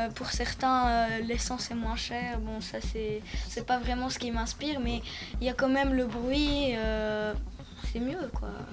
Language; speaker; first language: French; non-native, local second language; Arabic